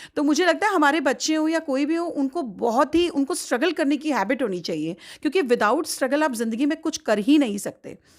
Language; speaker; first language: Hindi; native; Hindi